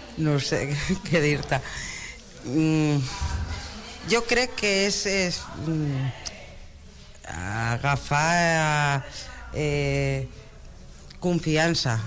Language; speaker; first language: Catalan; non-native, fluent; Spanish